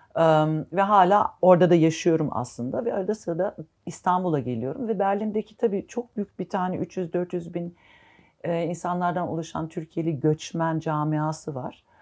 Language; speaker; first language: Turkish; early bilingual, heritage; Turkish